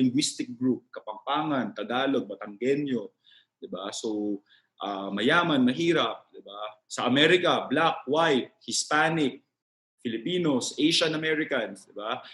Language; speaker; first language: Filipino; native; Filipino